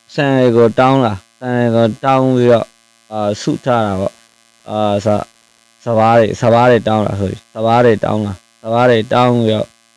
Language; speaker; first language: Burmese; non-native, local second language; Rohingya